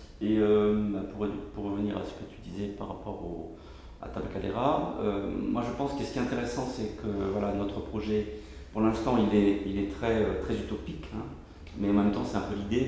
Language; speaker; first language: French; native; French